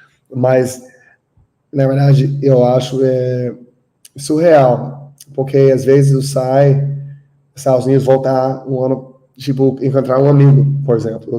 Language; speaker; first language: Portuguese; non-native, learner; English